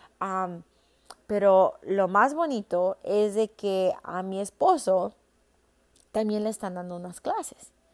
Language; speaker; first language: Spanish; early bilingual, heritage; Spanish